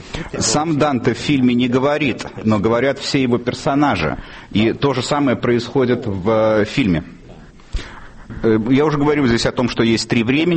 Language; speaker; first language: Russian; native; Russian